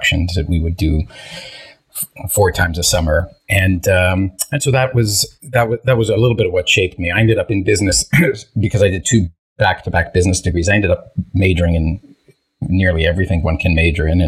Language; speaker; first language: English; early bilingual, other home language; Hebrew